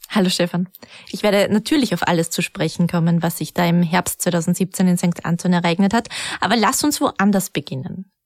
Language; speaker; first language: German; native; German